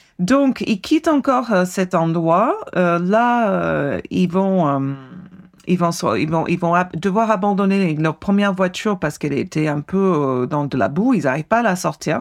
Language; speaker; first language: French; non-native, fluent; English